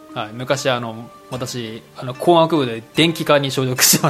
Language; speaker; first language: Japanese; native; Japanese